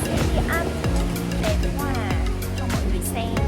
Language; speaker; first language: Vietnamese; native; Vietnamese